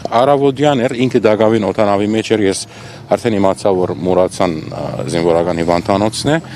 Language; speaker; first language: Armenian; native; Armenian